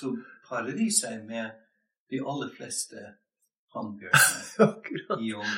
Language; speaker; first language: Norwegian; non-native, fluent; English